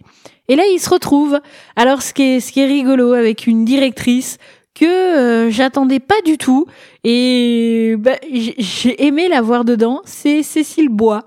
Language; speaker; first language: French; native; French